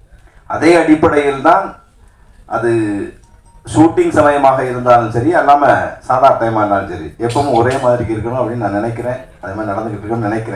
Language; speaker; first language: Tamil; native; Tamil